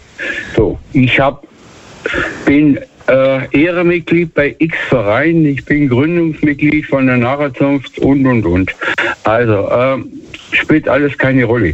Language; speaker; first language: German; native; German